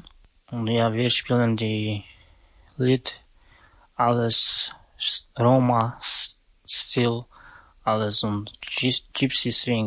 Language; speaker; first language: German; non-native, learner; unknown